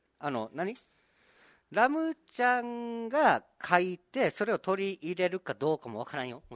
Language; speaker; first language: Japanese; native; Japanese